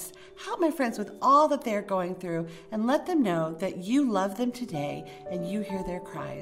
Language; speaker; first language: English; native; English